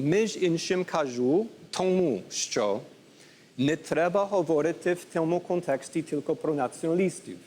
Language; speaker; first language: Ukrainian; non-native, learner; English